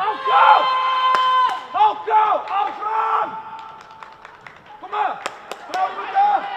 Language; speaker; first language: Icelandic; non-native, learner; Swedish